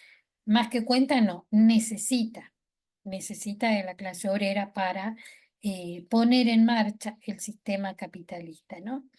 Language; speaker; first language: Spanish; native; Spanish